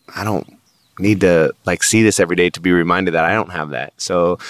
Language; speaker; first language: English; native; English